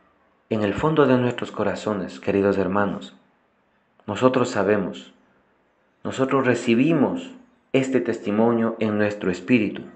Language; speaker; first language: Spanish; non-native, fluent; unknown